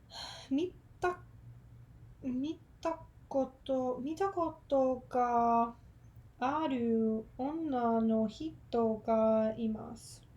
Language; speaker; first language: Japanese; non-native, learner; English